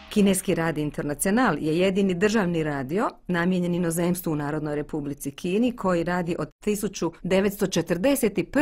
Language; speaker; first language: Bosnian; native; Bosnian